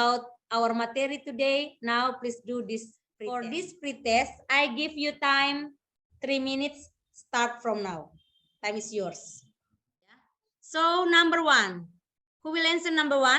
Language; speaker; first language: English; non-native, local second language; Indonesian